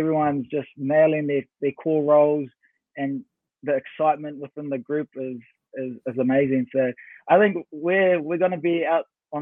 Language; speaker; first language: English; native; English